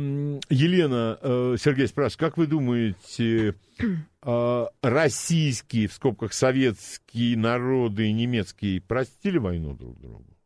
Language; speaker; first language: Russian; native; Russian